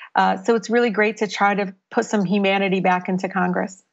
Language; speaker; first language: English; native; English